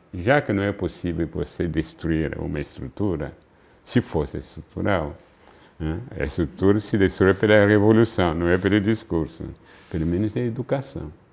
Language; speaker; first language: Portuguese; non-native, fluent; Luba-Lulua